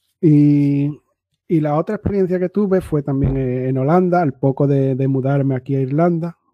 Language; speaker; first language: Spanish; native; Spanish